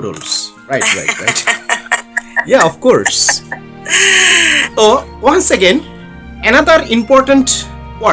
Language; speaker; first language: English; non-native, learner; Bangla